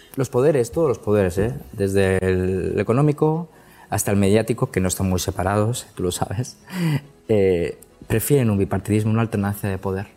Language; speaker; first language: Spanish; native; Spanish